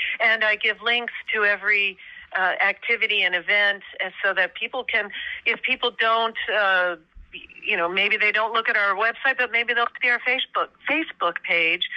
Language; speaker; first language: English; native; English